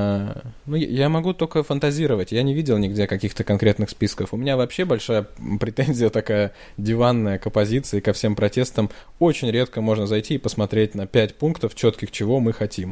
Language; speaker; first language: Russian; native; Russian